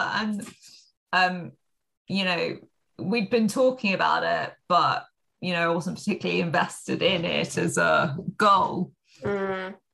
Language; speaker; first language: English; native; English